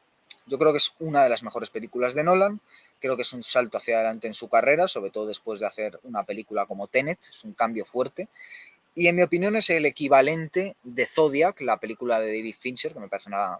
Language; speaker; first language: Spanish; native; Spanish